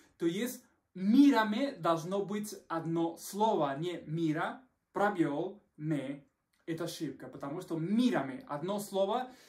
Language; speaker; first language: Russian; non-native, fluent; Spanish